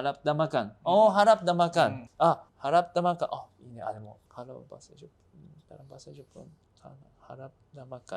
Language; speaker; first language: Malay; non-native, fluent; Japanese